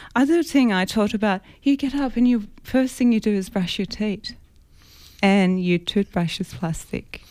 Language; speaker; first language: English; non-native, fluent; Greek